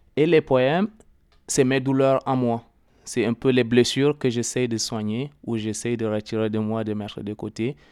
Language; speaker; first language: French; non-native, local second language; Arabic